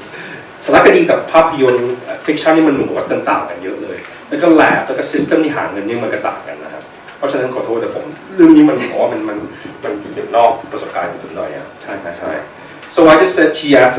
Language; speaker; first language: Thai; early bilingual, heritage; Thai